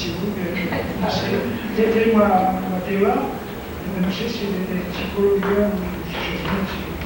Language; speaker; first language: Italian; non-native, learner; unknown